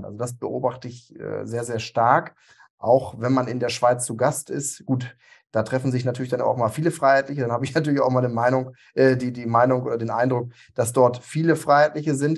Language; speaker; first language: German; native; German